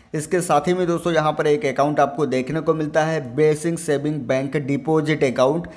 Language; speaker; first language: Hindi; native; Hindi